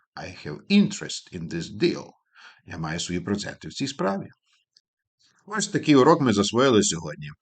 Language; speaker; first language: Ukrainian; native; Ukrainian